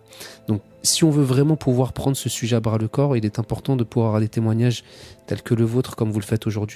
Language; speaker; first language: French; native; French